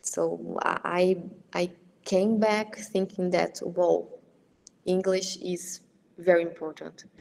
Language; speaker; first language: English; non-native, fluent; Portuguese